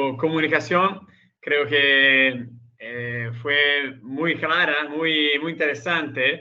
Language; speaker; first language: Spanish; non-native, learner; Italian